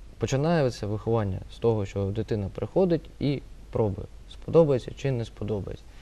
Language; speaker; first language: Ukrainian; non-native, local second language; Russian